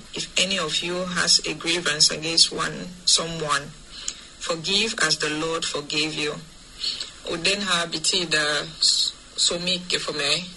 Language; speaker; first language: Swedish; non-native, fluent; English